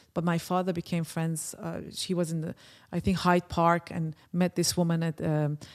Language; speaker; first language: English; early bilingual, other home language; Persian